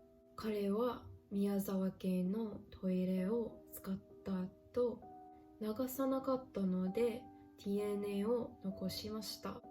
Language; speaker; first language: Japanese; non-native, learner; English